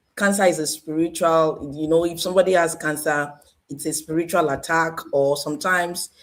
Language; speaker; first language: English; non-native, local second language; Yoruba